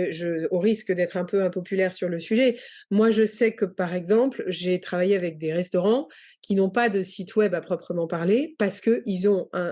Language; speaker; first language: French; native; French